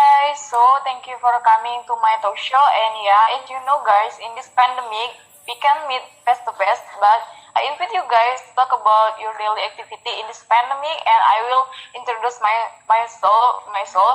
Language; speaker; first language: English; non-native, learner; Indonesian